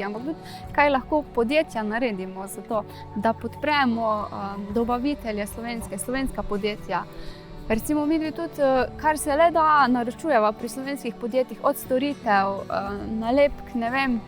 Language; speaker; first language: Slovenian; native; Slovenian